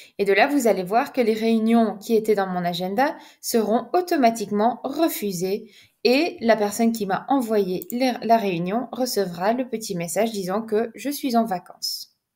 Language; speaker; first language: French; native; French